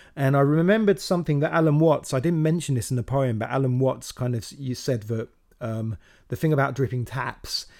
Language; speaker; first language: English; native; English